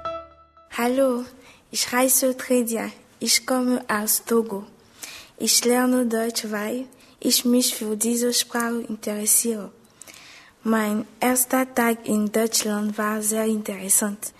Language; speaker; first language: German; non-native, learner; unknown